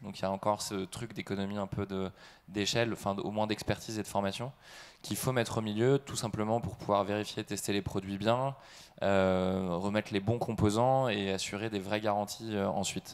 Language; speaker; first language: French; native; French